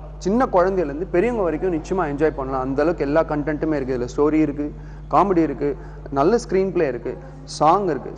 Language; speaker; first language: Tamil; native; Tamil